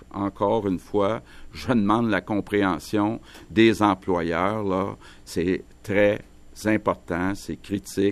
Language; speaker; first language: French; native; French